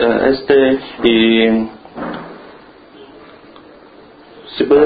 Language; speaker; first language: Spanish; non-native, learner; Chinese